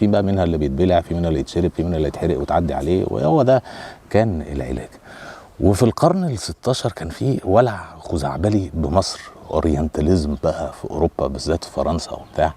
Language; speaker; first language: Arabic; native; Arabic